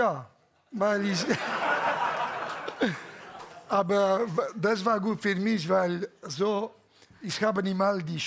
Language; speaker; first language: German; non-native, learner; Catalan